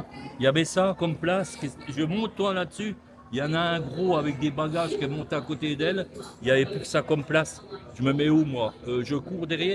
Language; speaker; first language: French; native; French